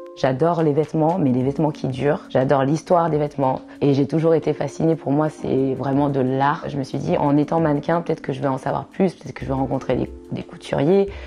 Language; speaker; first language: French; early bilingual, other home language; Kinyarwanda